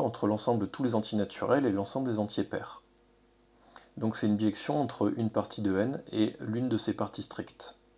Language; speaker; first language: French; native; French